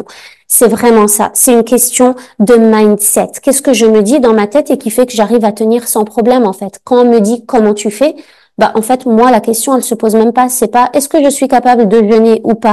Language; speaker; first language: French; native; French